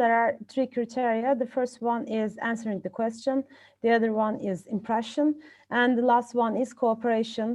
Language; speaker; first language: English; non-native, fluent; Turkish